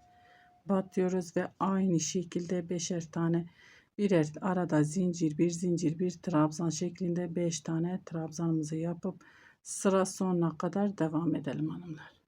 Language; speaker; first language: Turkish; native; Turkish